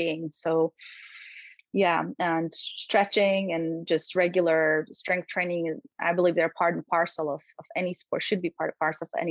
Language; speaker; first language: English; non-native, fluent; Polish